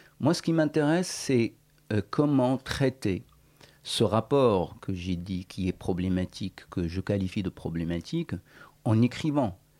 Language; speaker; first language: French; non-native, local second language; Berber languages